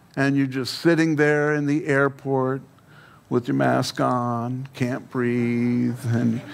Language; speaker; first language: English; native; English